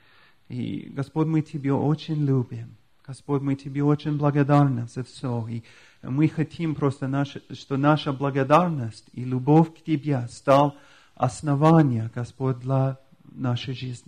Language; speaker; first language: Russian; non-native, fluent; English